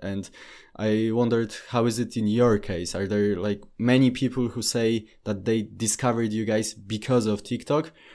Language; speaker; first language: English; non-native, fluent; Polish